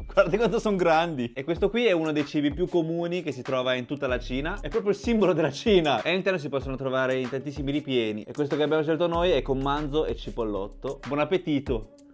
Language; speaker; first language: Italian; early bilingual, other home language; Chinese